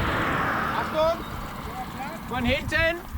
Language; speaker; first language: German; native; German